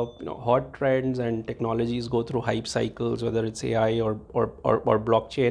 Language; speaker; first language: English; non-native, local second language; Hindi